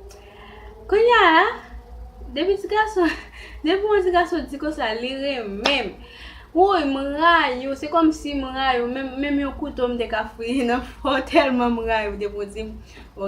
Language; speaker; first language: French; non-native, learner; Haitian Creole